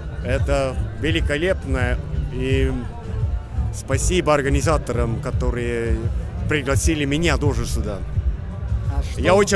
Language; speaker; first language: Russian; non-native, fluent; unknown